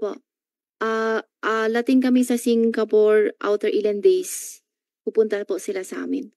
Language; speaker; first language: Filipino; non-native, learner; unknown